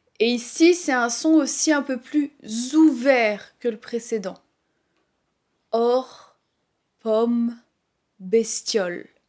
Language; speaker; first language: French; native; French